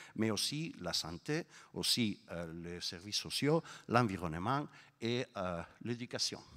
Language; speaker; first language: French; non-native, fluent; Spanish